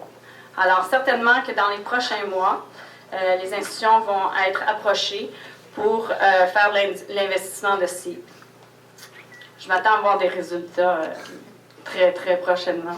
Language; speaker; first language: French; native; French